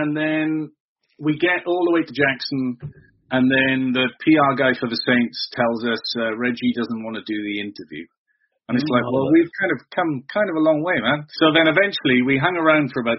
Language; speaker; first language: English; native; English